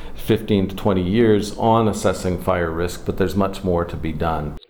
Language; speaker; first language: English; native; English